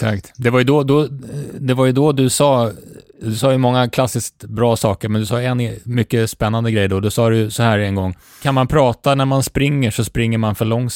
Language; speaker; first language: Swedish; native; Swedish